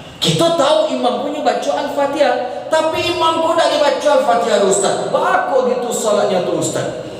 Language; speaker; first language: Malay; non-native, local second language; Minangkabau